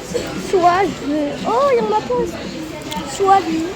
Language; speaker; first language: French; native; French